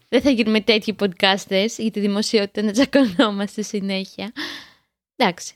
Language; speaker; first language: Greek; native; Greek